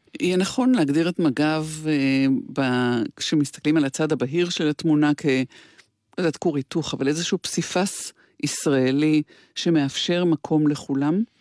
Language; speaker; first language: Hebrew; native; Hebrew